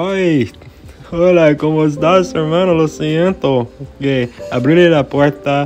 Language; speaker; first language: Spanish; non-native, learner; English